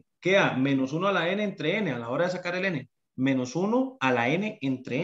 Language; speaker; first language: Spanish; native; Spanish